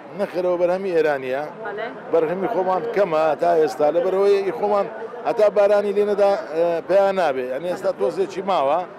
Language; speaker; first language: Central Kurdish; native; Central Kurdish